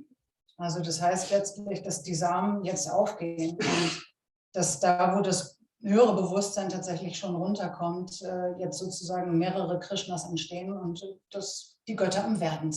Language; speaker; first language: German; native; German